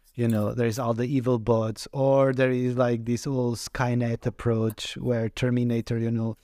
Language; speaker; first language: English; non-native, fluent; Portuguese